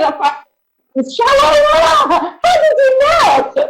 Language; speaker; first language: English; non-native, learner; Indonesian